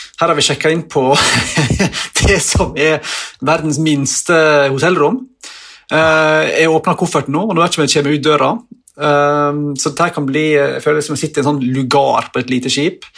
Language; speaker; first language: Norwegian; native; Norwegian